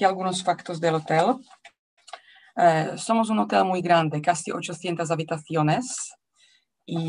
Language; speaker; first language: Spanish; non-native, fluent; Czech